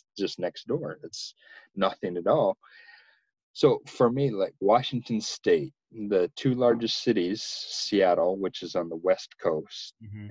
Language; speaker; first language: English; native; English